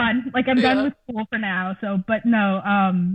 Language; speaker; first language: English; early bilingual, other home language; Spanish